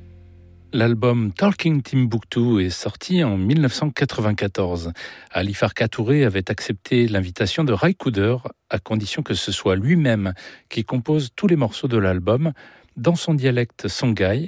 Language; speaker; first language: French; native; French